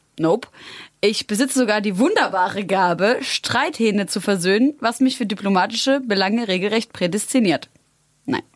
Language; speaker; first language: German; early bilingual, other home language; Arabic